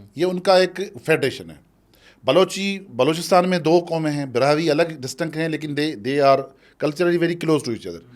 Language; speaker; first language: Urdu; non-native, local second language; Sindhi